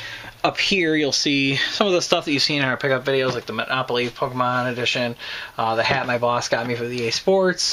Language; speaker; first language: English; native; English